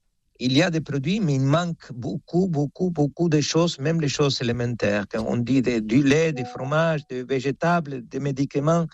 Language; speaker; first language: French; non-native, fluent; Spanish